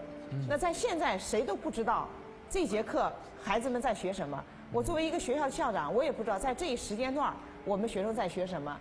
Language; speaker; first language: Chinese; native; Chinese